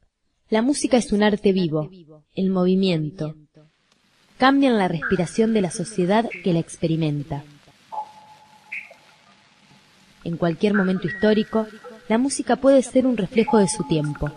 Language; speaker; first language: Spanish; native; Spanish